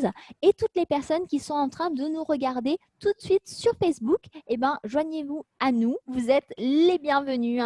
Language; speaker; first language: French; native; French